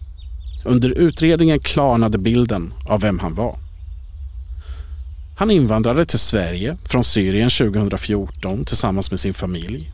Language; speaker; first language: Swedish; native; Swedish